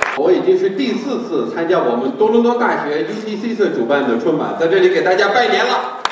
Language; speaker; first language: Chinese; non-native, fluent; English